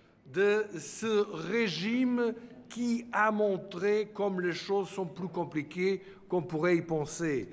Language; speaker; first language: French; non-native, fluent; Portuguese